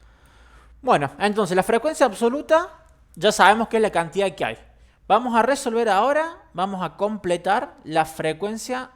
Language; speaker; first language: Spanish; native; Spanish